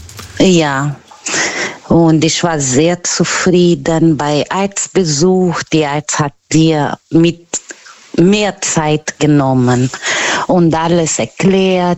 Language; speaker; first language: German; non-native, learner; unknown